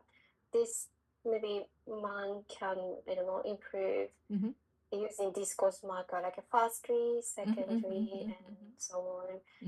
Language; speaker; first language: English; non-native, learner; Japanese